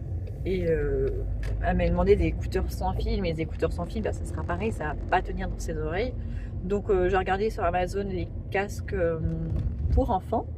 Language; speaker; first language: French; native; French